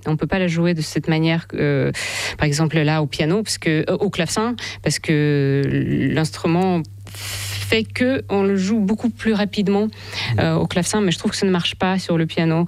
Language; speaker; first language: French; non-native, fluent; Russian